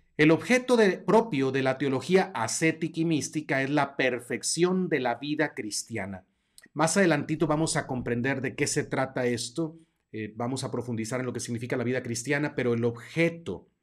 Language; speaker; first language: Spanish; native; Spanish